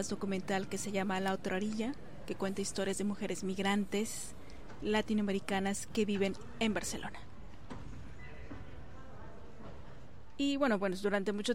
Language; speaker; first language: Spanish; native; Spanish